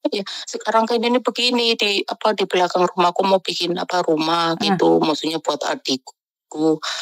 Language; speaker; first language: Indonesian; non-native, local second language; Javanese